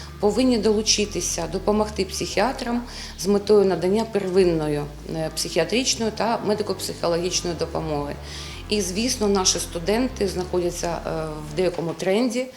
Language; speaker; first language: Ukrainian; native; Ukrainian